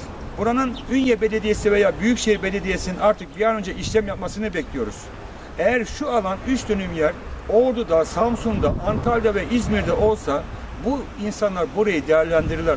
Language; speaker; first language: Turkish; native; Turkish